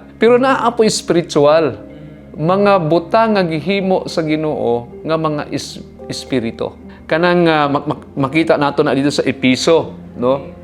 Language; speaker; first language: Cebuano; native; Cebuano